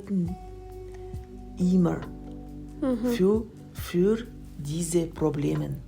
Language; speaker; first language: German; non-native, learner; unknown